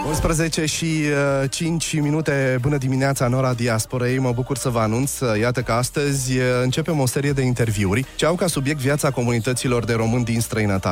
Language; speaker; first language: Romanian; native; Romanian